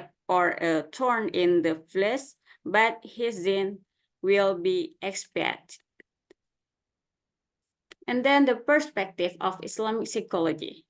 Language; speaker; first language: English; non-native, learner; Indonesian